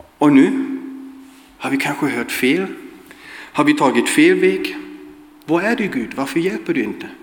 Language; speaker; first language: Swedish; non-native, fluent; German